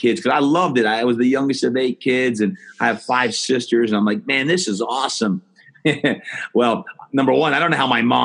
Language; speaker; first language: English; native; English